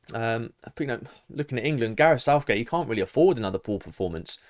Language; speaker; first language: English; native; English